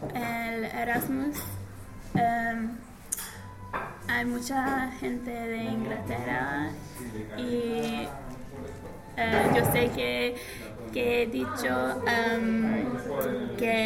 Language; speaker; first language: Spanish; non-native, learner; English